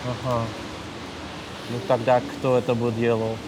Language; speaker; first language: Russian; non-native, fluent; Dutch